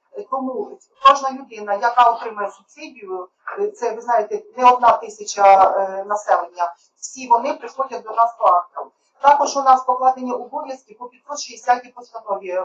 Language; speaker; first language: Ukrainian; native; Ukrainian